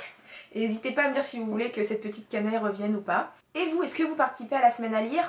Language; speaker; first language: French; native; French